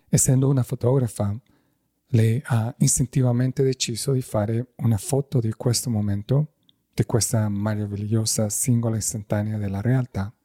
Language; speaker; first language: Italian; non-native, fluent; Spanish